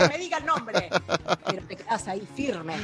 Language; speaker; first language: Spanish; native; Spanish